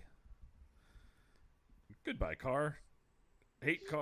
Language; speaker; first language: English; native; English